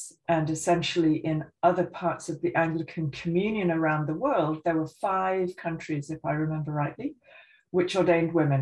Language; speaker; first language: English; native; English